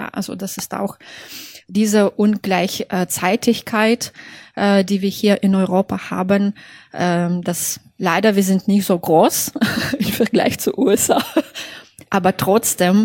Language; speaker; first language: German; non-native, fluent; Russian